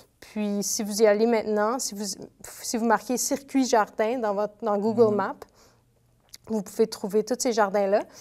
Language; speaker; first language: French; native; French